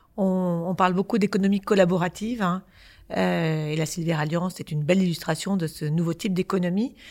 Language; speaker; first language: French; native; French